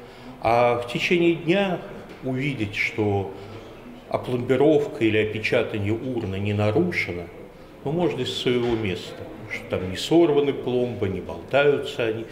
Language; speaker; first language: Russian; native; Russian